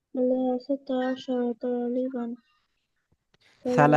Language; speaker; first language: Arabic; non-native, learner; Bangla